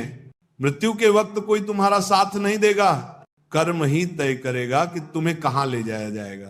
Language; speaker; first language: Hindi; native; Hindi